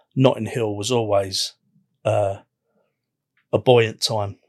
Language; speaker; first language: English; native; English